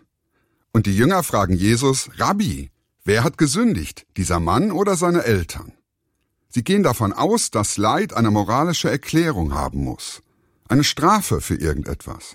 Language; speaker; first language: German; native; German